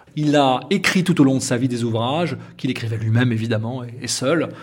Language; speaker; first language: French; native; French